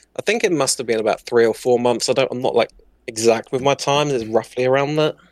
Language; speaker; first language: English; native; English